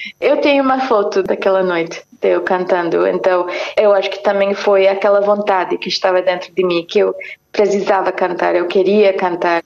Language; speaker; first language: Portuguese; non-native, fluent; English